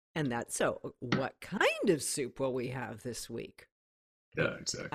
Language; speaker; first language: English; native; English